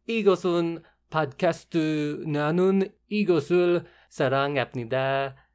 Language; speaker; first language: Korean; non-native, learner; English